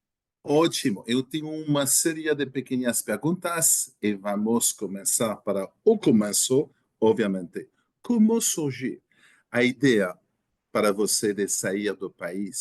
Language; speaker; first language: Portuguese; non-native, learner; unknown